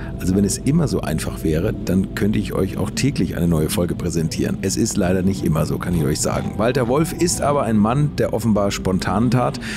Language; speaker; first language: German; native; German